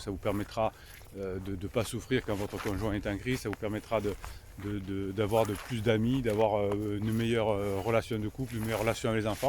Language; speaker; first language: French; native; French